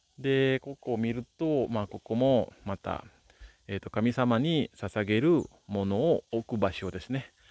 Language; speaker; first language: Japanese; non-native, fluent; Balinese